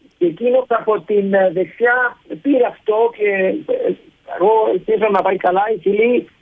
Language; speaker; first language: Greek; early bilingual, heritage; Spanish